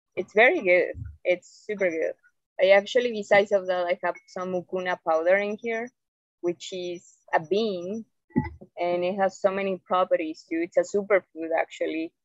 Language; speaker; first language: English; non-native, fluent; Spanish